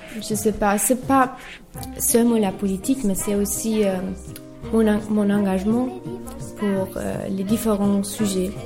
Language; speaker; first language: French; non-native, learner; German